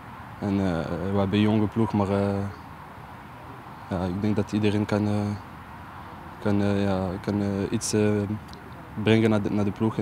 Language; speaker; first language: Dutch; non-native, local second language; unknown